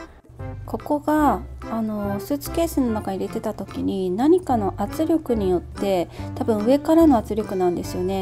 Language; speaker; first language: Japanese; native; Japanese